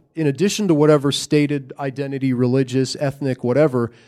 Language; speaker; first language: English; native; English